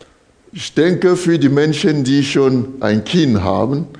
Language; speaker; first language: German; non-native, fluent; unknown